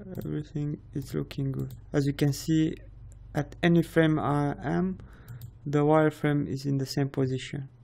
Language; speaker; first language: English; non-native, fluent; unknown